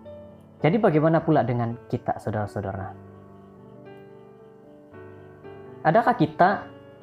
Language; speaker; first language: Indonesian; native; Indonesian